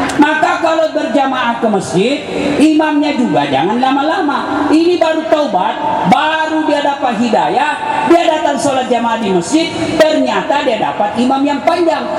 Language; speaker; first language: Indonesian; non-native, local second language; Buginese